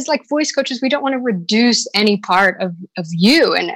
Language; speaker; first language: English; native; English